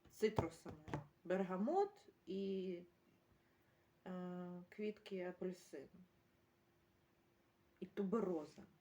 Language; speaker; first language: Ukrainian; native; Ukrainian